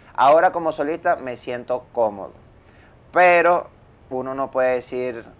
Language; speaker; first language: Spanish; native; Spanish